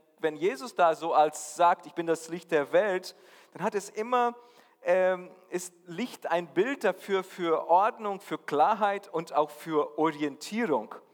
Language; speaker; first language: German; non-native, fluent; Portuguese